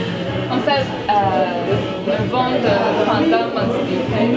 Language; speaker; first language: French; non-native, learner; Chinese